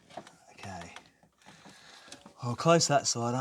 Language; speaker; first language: English; native; English